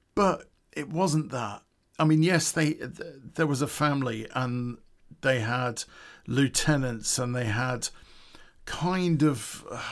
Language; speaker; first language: English; native; English